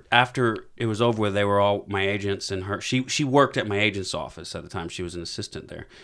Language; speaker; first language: English; native; English